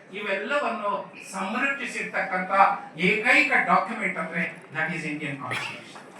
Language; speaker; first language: Kannada; non-native, local second language; Telugu